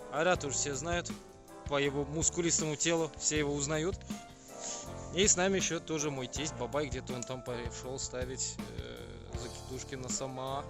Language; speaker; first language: Russian; native; Russian